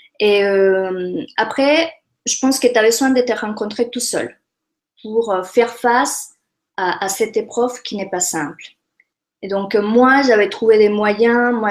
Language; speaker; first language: French; non-native, fluent; Spanish